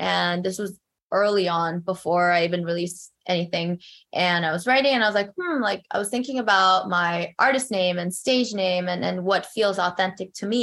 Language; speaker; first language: English; early bilingual, other home language; Korean